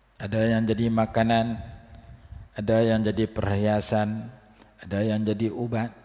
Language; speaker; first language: Malay; native; Malay